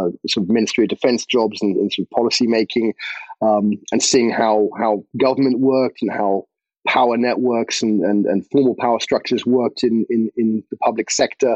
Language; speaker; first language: English; native; English